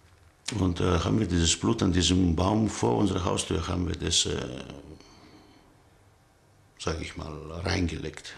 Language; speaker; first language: German; early bilingual, other home language; Greek